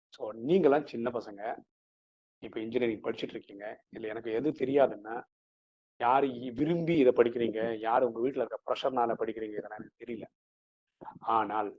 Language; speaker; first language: Tamil; non-native, local second language; Malayalam